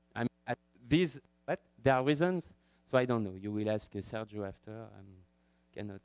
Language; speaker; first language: English; non-native, fluent; French